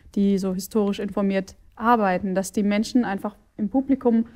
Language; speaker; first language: German; native; German